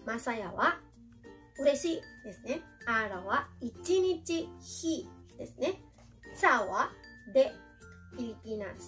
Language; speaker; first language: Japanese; non-native, fluent; Filipino